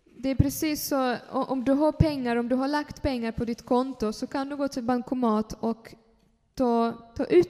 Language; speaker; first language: Swedish; non-native, fluent; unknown